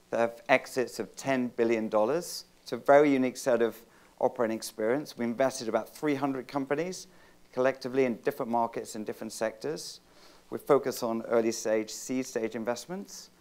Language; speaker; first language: English; native; English